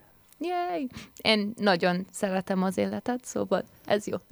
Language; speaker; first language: Hungarian; early bilingual, heritage; English